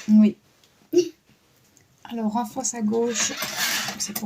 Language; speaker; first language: French; native; French